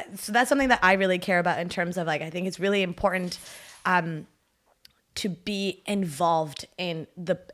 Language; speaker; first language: English; non-native, fluent; French